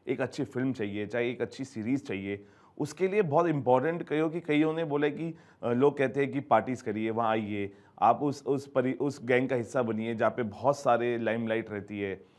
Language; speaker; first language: Hindi; native; Hindi